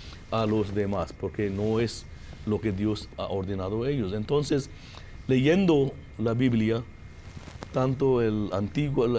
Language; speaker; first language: Spanish; non-native, fluent; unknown